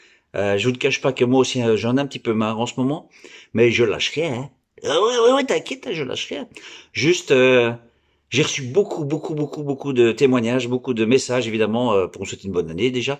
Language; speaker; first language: French; native; French